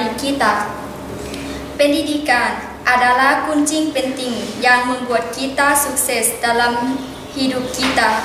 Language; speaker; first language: Indonesian; non-native, learner; Lao